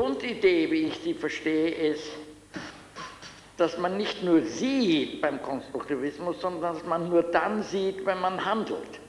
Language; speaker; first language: German; native; German